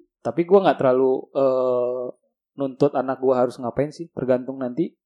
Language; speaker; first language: Indonesian; native; Indonesian